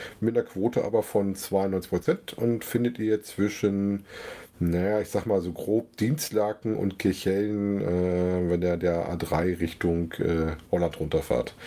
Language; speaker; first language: German; native; German